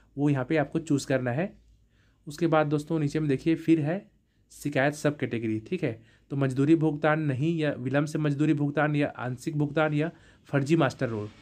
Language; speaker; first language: Hindi; native; Hindi